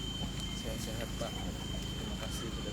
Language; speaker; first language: Indonesian; native; Indonesian